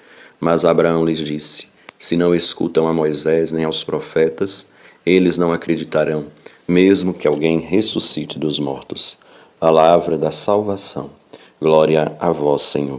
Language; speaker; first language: Portuguese; native; Portuguese